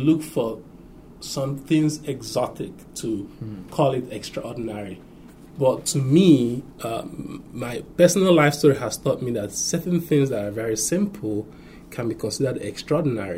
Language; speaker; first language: English; non-native, local second language; Igbo